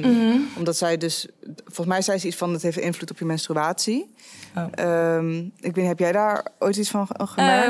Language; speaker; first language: Dutch; native; Dutch